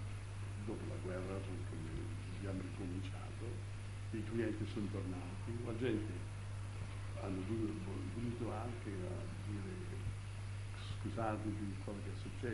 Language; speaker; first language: Italian; early bilingual, heritage; Italian